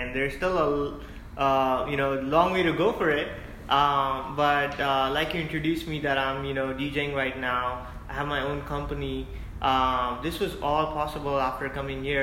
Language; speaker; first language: English; non-native, local second language; Hindi